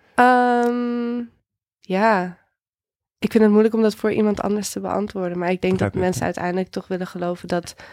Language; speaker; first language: Dutch; native; Dutch